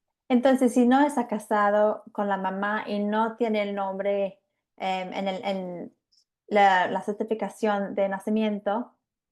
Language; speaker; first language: Spanish; non-native, fluent; English